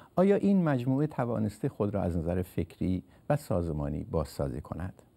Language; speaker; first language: Persian; native; Persian